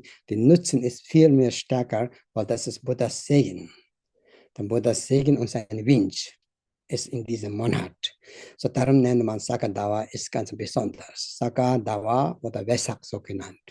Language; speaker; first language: German; non-native, learner; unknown